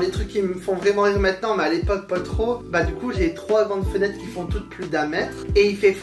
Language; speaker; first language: French; native; French